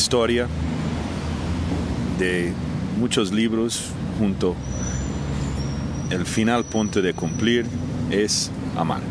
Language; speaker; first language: Spanish; non-native, fluent; English